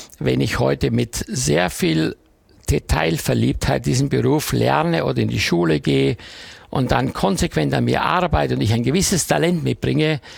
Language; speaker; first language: German; native; German